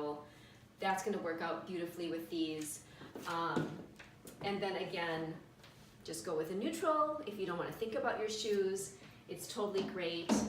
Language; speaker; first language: English; native; English